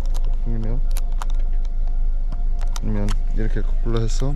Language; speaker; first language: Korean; early bilingual, heritage; English